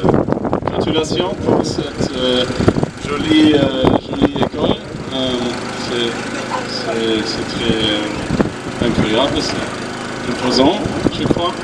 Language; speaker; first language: French; non-native, learner; German